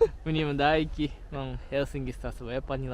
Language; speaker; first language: Finnish; non-native, learner; Japanese